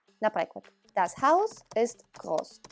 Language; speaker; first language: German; non-native, fluent; Ukrainian